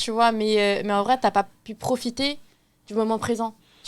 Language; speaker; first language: French; native; French